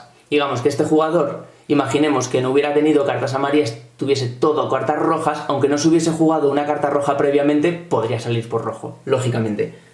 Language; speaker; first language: Spanish; native; Spanish